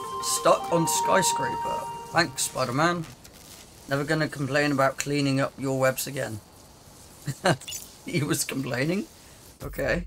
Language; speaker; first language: English; native; English